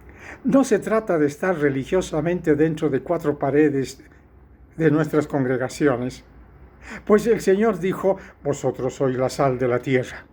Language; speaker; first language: Spanish; native; Spanish